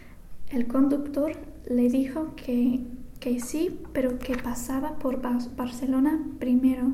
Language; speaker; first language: Spanish; non-native, fluent; English